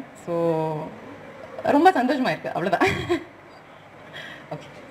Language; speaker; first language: Tamil; non-native, learner; Kannada